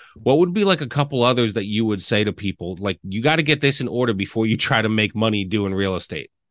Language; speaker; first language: English; native; English